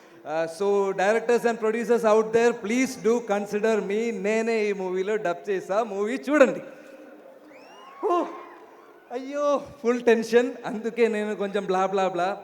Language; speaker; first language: Telugu; non-native, learner; Malayalam